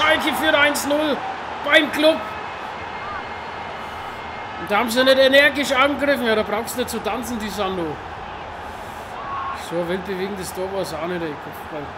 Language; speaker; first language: German; native; German